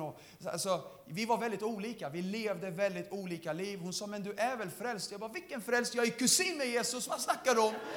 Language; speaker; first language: Swedish; native; Swedish